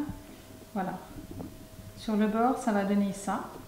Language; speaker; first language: French; native; French